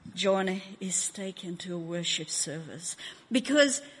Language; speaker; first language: English; non-native, fluent; Hungarian